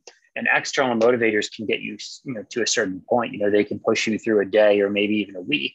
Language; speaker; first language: English; native; English